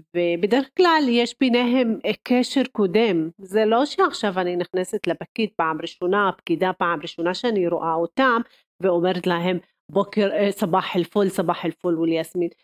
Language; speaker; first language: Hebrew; non-native, local second language; Arabic